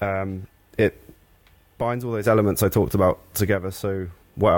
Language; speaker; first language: English; native; English